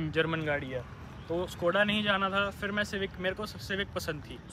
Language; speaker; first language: Hindi; native; Hindi